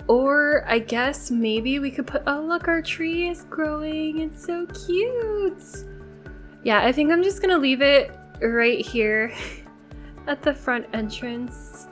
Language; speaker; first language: English; native; English